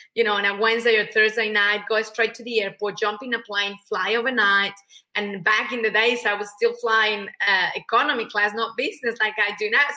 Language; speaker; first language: English; non-native, fluent; Spanish